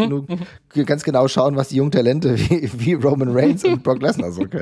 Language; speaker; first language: German; native; German